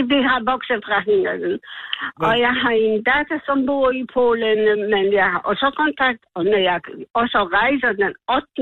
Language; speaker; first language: Danish; non-native, learner; Polish